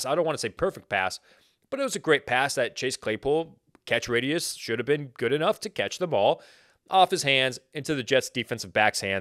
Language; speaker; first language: English; native; English